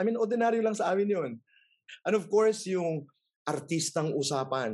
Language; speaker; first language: English; non-native, local second language; Waray